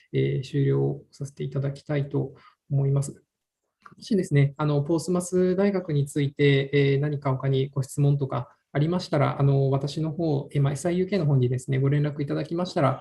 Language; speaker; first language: Japanese; native; Japanese